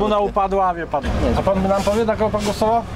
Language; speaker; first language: Polish; native; Polish